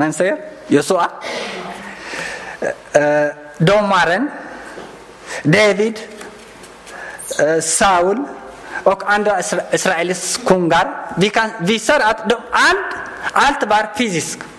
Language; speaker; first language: Swedish; non-native, learner; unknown